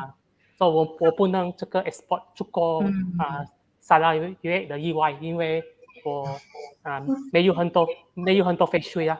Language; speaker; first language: Chinese; non-native, local second language; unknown